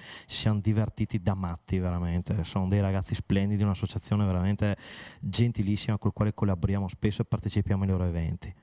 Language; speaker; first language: Italian; native; Italian